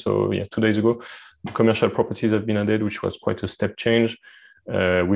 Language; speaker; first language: English; non-native, fluent; French